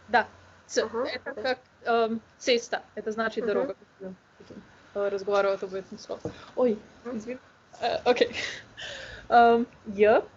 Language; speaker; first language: Russian; non-native, learner; Slovenian